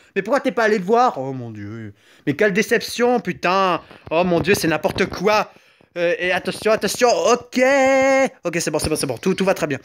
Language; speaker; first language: French; native; French